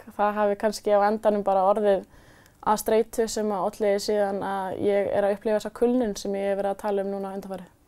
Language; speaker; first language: Icelandic; native; Icelandic